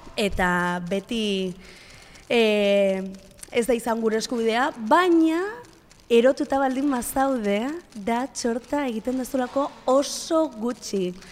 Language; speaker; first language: Basque; non-native, local second language; Spanish